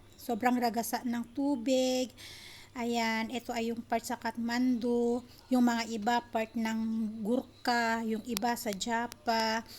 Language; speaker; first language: Filipino; native; Filipino